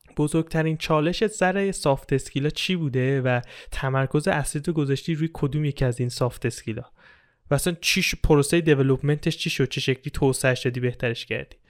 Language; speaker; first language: Persian; native; Persian